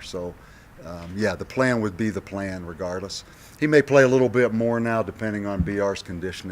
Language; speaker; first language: English; native; English